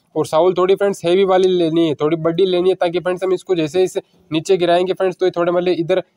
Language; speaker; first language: Hindi; native; Hindi